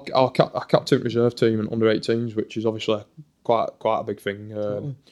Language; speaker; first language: English; native; English